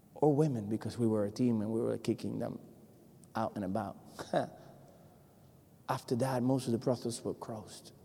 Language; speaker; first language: English; non-native, fluent; Spanish